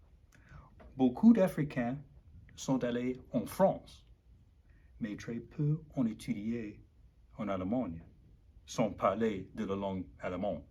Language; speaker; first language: French; non-native, learner; English